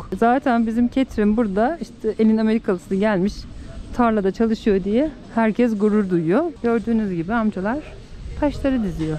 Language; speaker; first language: Turkish; native; Turkish